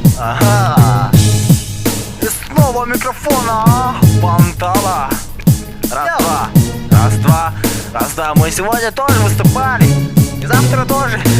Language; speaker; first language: Russian; non-native, local second language; Yakut